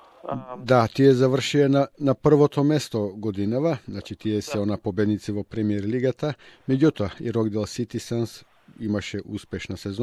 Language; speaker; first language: Macedonian; native; Macedonian